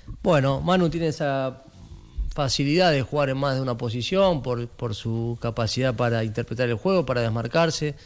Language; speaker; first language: Spanish; native; Spanish